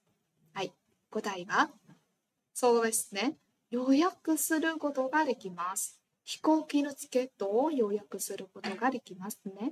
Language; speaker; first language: Japanese; non-native, fluent; Vietnamese